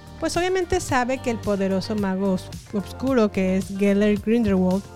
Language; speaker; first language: Spanish; native; Spanish